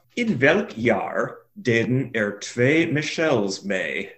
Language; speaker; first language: Dutch; non-native, learner; English